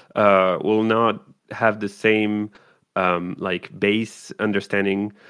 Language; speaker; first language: English; non-native, fluent; French